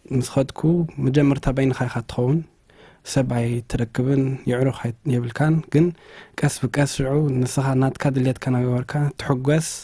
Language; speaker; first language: Tigrinya; early bilingual, heritage; Tigrinya